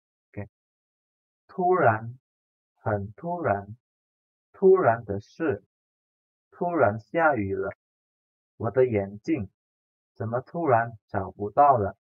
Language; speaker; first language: Chinese; non-native, fluent; Indonesian